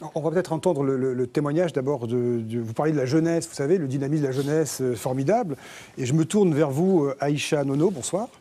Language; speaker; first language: French; native; French